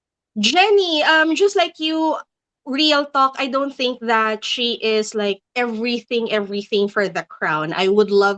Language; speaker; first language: English; non-native, local second language; Filipino